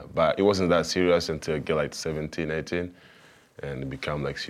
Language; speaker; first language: English; non-native, local second language; Swahili